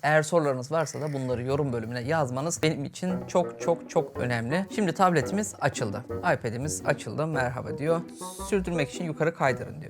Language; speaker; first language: Turkish; native; Turkish